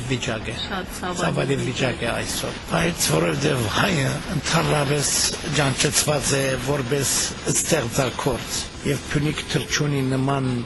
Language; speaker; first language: Armenian; early bilingual, heritage; Armenian